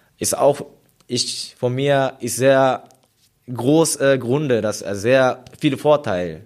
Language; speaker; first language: German; non-native, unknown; Japanese